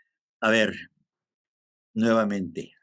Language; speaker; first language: Spanish; native; Spanish